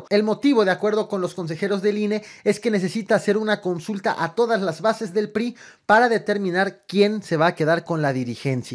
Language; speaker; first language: Spanish; native; Spanish